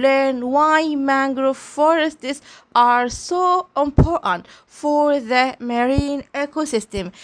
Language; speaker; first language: English; non-native, fluent; Arabic